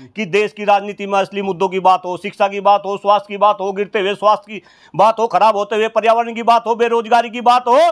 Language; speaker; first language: Hindi; native; Hindi